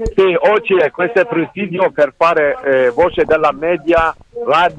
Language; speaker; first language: Italian; non-native, learner; Kurdish